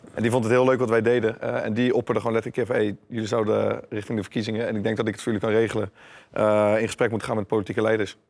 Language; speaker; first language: Dutch; native; Dutch